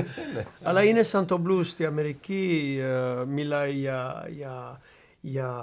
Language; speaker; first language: Greek; non-native, learner; Dutch